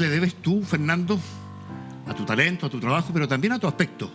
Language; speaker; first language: Spanish; native; Spanish